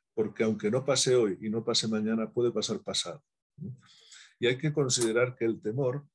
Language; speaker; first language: Spanish; native; Spanish